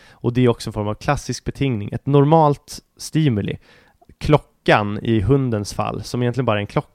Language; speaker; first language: Swedish; native; Swedish